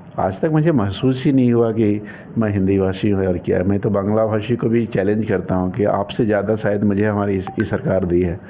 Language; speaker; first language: Hindi; native; Hindi